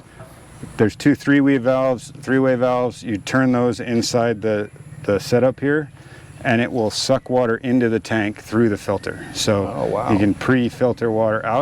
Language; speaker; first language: English; native; English